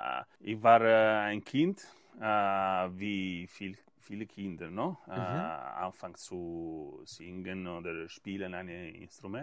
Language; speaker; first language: German; non-native, learner; Italian